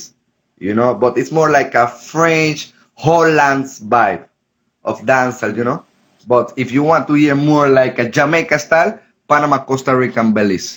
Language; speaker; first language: English; non-native, local second language; Spanish